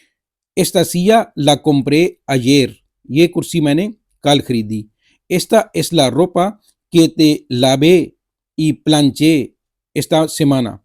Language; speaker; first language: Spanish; non-native, fluent; Urdu